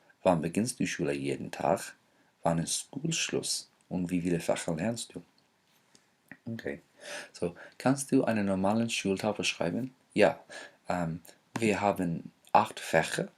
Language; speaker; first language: German; non-native, fluent; English